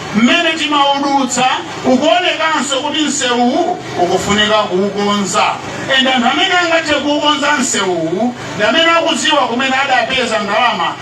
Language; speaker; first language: Nyanja; native; Nyanja